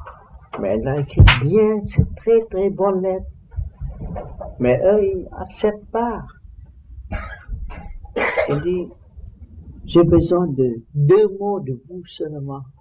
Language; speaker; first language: French; non-native, learner; Vietnamese